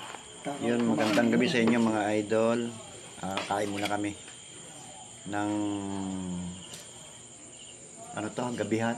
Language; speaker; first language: Filipino; native; Filipino